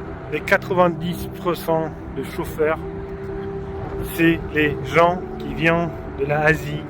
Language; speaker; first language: French; non-native, fluent; Polish